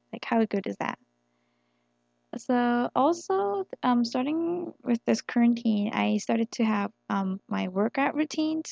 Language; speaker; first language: English; non-native, fluent; Korean